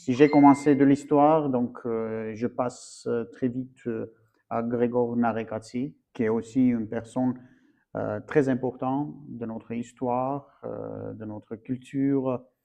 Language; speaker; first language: French; non-native, fluent; Armenian